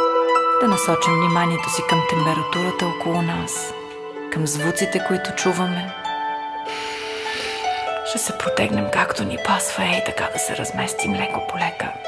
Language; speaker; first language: Bulgarian; native; Bulgarian